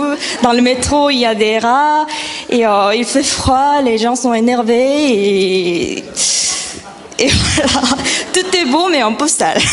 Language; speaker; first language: French; non-native, fluent; Korean